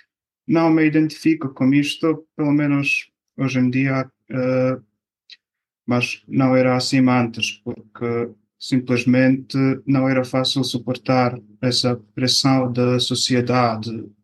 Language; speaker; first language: Portuguese; non-native, fluent; Bosnian